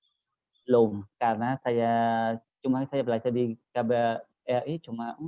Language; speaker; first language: Indonesian; non-native, learner; Khmer